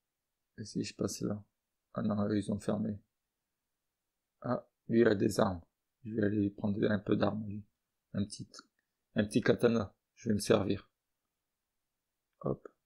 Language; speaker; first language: French; native; French